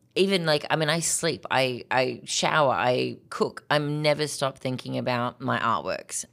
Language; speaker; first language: English; native; English